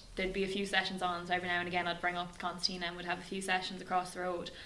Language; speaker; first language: English; native; English